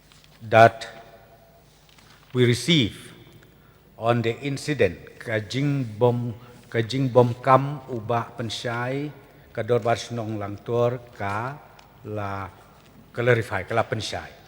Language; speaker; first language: English; non-native, local second language; Khasi